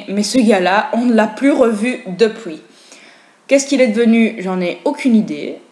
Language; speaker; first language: French; native; French